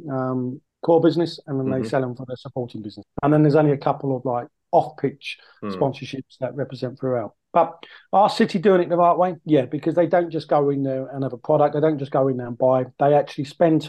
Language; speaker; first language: English; native; English